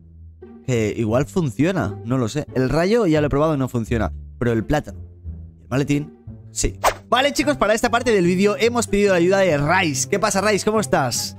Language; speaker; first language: Spanish; native; Spanish